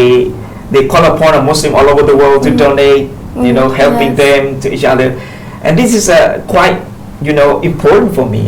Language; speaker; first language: English; non-native, fluent; Pattani Malay